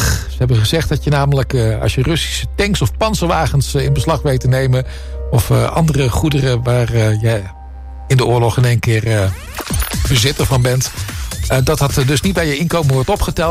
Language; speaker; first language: Dutch; native; Dutch